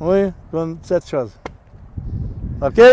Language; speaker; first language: French; non-native, learner; Portuguese